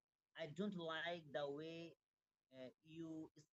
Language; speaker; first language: English; non-native, learner; Bangla